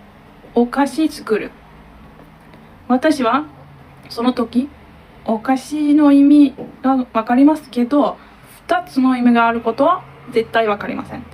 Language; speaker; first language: Japanese; non-native, learner; Turkish